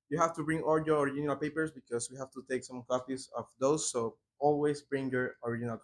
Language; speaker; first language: English; non-native, fluent; Spanish